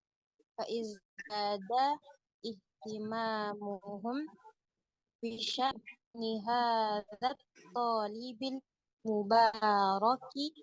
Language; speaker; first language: Arabic; non-native, learner; Indonesian